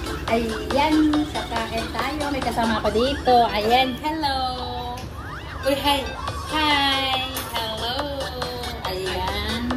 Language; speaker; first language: Filipino; non-native, learner; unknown